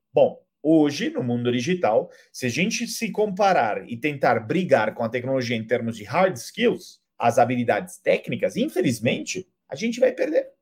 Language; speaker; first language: Portuguese; non-native, fluent; Italian